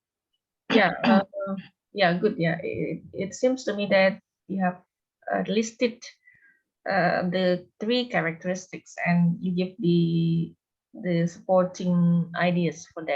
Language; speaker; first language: English; non-native, fluent; Indonesian